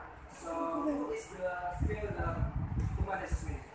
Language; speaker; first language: English; non-native, learner; Indonesian